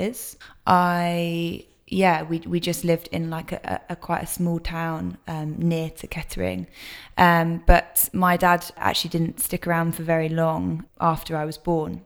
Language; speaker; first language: English; native; English